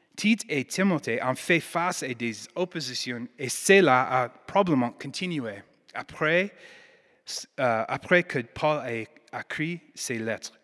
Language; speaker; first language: French; non-native, fluent; English